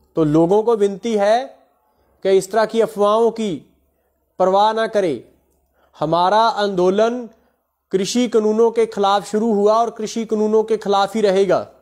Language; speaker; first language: Hindi; non-native, local second language; Punjabi